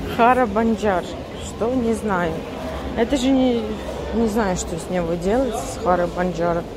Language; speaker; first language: Russian; native; Russian